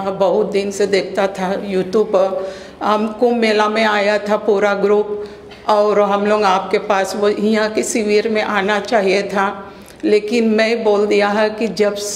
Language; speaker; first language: Hindi; early bilingual, heritage; Caribbean Hindustani